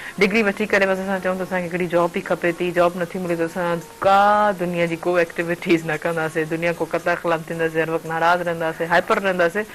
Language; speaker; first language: Sindhi; native; Sindhi